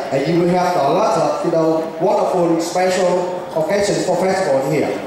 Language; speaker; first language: English; non-native, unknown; Vietnamese